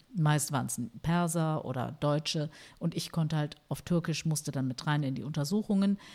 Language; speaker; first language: German; early bilingual, other home language; Turkish